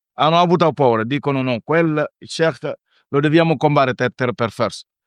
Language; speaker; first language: Italian; non-native, fluent; Wolof